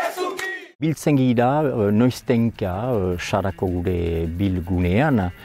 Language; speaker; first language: Basque; native; Basque